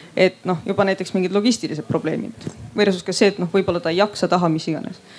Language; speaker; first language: Estonian; non-native, local second language; Russian